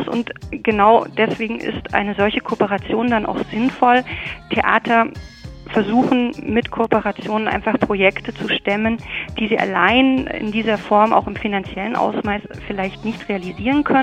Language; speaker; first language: German; native; German